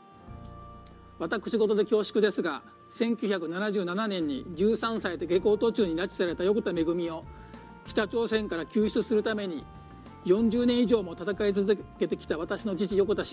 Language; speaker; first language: Japanese; native; Japanese